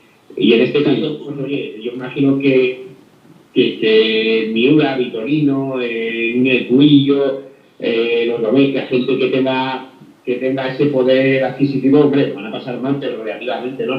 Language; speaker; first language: Spanish; native; Spanish